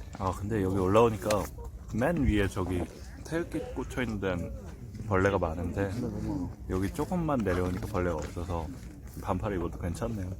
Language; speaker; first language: Korean; native; Korean